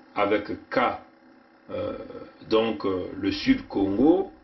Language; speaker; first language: French; non-native, local second language; Kongo